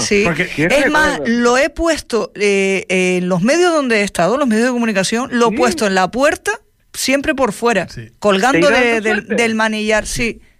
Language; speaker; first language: Spanish; native; Spanish